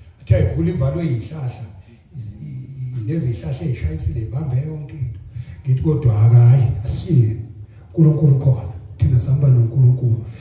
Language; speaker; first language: Zulu; native; Zulu